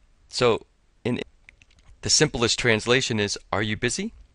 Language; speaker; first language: English; native; English